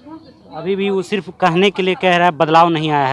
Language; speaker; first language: Hindi; native; Hindi